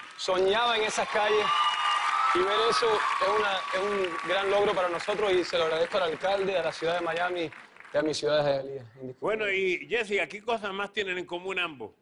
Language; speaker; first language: Spanish; early bilingual, heritage; Spanish